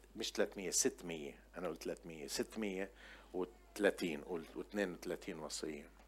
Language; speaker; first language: Arabic; non-native, local second language; Armenian